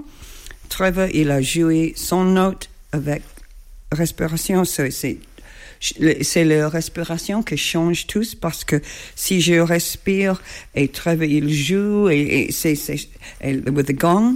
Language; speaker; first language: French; non-native, learner; English